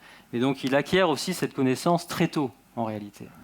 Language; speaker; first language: French; native; French